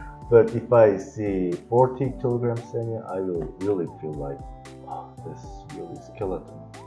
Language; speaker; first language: English; non-native, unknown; Korean